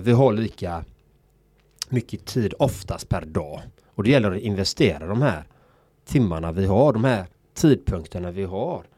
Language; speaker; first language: Swedish; native; Swedish